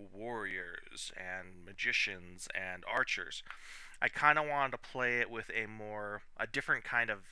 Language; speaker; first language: English; native; English